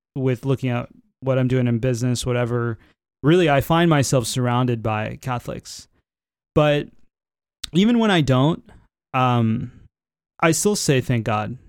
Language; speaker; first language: English; native; English